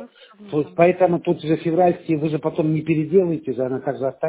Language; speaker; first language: Russian; non-native, fluent; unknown